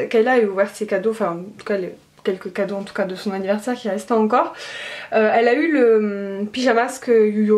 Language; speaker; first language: French; native; French